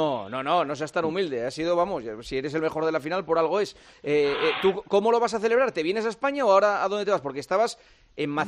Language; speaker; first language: Spanish; native; Spanish